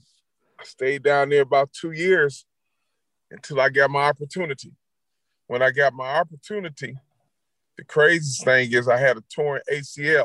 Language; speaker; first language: English; native; English